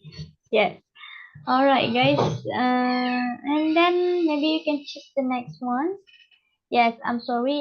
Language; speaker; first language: English; non-native, learner; Indonesian